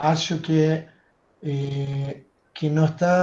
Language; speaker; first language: Portuguese; non-native, fluent; Spanish